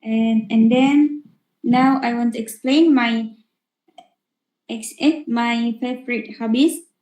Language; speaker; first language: English; non-native, learner; Indonesian